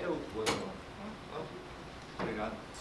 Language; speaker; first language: Portuguese; non-native, learner; Spanish